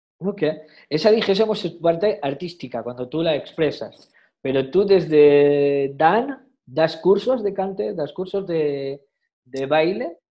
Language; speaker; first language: Spanish; native; Spanish